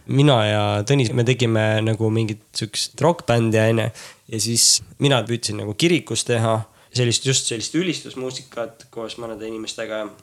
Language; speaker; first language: Estonian; native; Estonian